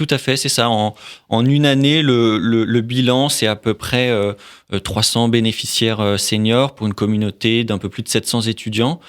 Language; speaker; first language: French; native; French